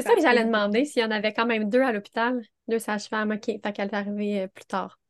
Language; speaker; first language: French; native; French